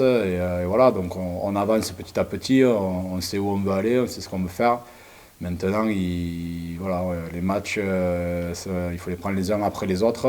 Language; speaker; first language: French; native; French